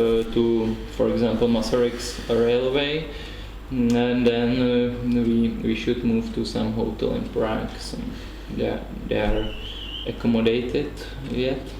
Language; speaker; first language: English; non-native, learner; Czech